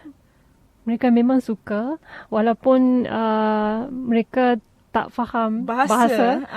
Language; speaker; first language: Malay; non-native, fluent; Japanese